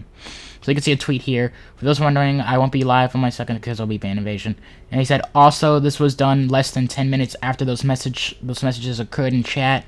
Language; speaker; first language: English; native; English